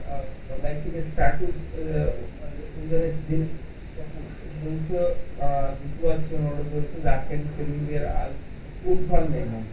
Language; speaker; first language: German; non-native, learner; Hindi